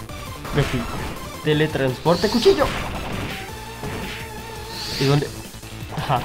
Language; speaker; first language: Spanish; native; Spanish